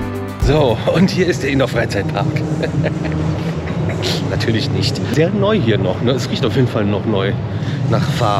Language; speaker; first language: German; native; German